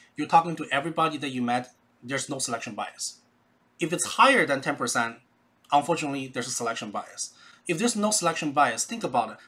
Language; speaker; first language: English; non-native, fluent; Chinese